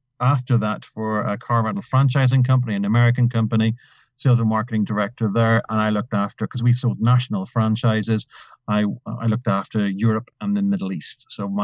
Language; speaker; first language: English; native; English